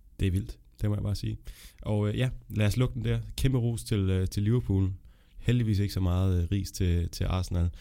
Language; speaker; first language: Danish; native; Danish